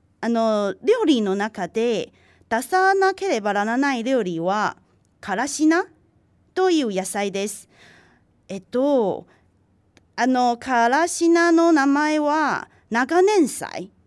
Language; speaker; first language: Japanese; non-native, fluent; Chinese